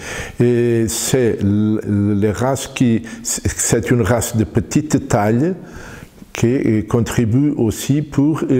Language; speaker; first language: French; non-native, fluent; Portuguese